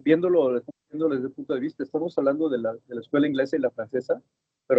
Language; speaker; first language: Spanish; native; Spanish